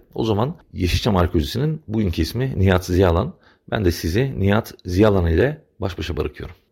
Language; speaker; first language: Turkish; native; Turkish